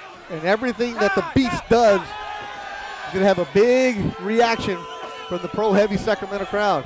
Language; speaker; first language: English; native; English